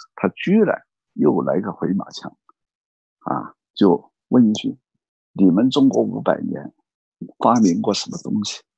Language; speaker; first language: Chinese; native; Chinese